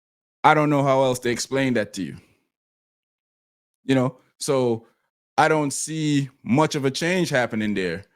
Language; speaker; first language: English; native; English